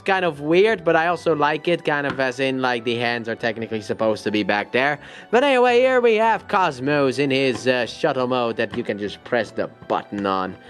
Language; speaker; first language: English; native; English